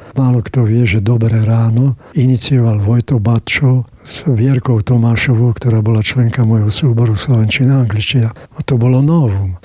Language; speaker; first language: Slovak; native; Slovak